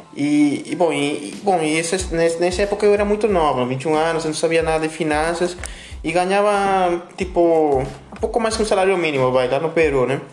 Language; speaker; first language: Portuguese; non-native, fluent; Spanish